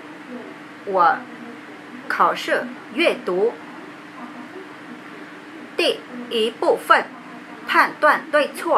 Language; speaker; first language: Chinese; non-native, learner; Vietnamese